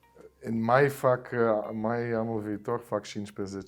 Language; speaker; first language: Romanian; non-native, fluent; Dutch